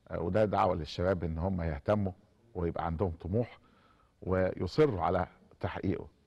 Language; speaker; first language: Arabic; native; Arabic